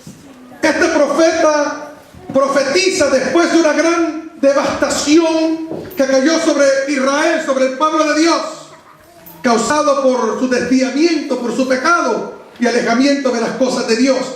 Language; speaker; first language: Spanish; native; Spanish